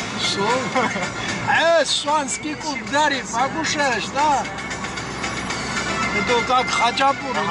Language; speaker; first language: Russian; non-native, learner; Svan